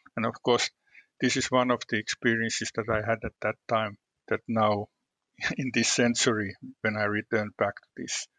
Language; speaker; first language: English; non-native, fluent; Finnish